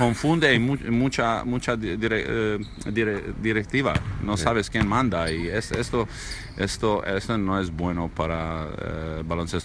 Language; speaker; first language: Spanish; non-native, learner; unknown